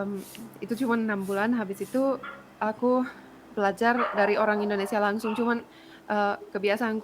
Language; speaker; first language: Indonesian; non-native, fluent; Finnish